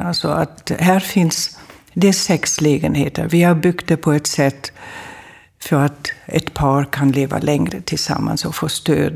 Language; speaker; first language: Swedish; non-native, fluent; German